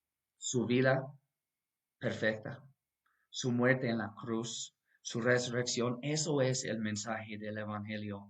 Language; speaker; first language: Spanish; non-native, fluent; English